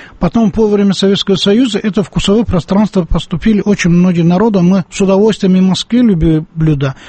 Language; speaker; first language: Russian; non-native, local second language; Azerbaijani